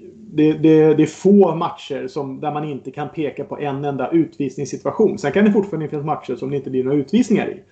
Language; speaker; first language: Swedish; native; Swedish